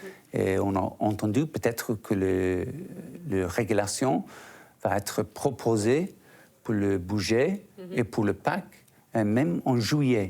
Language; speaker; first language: French; non-native, fluent; English